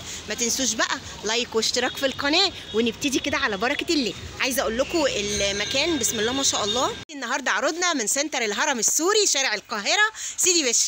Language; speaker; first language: Arabic; native; Arabic